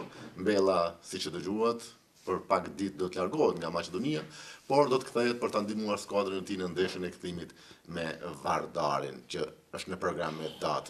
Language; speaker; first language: Albanian; native; Albanian